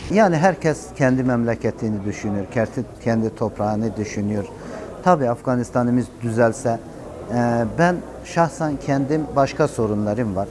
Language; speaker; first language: Turkish; non-native, learner; Persian